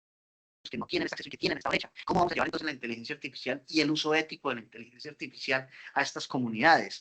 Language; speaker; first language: Spanish; native; Spanish